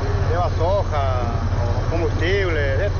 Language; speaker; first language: Spanish; native; Spanish